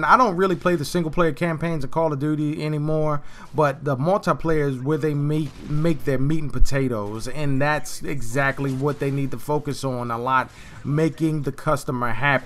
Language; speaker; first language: English; native; English